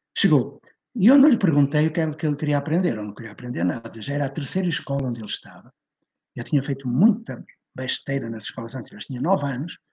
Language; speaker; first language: Portuguese; native; Portuguese